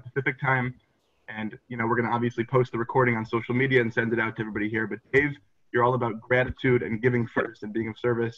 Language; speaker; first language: English; native; English